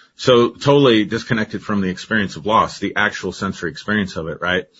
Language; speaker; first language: English; native; English